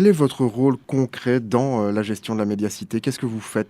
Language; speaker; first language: French; native; French